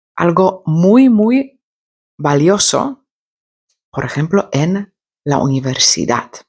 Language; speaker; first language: Spanish; non-native, fluent; Polish